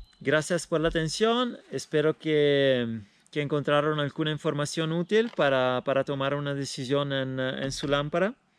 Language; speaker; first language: Spanish; non-native, fluent; Italian